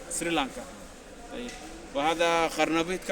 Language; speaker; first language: Arabic; non-native, learner; Somali